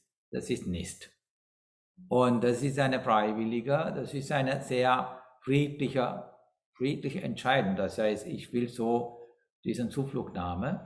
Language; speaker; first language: German; non-native, fluent; Sinhala